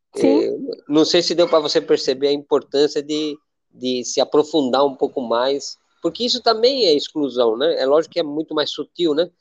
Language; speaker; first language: Portuguese; non-native, fluent; Spanish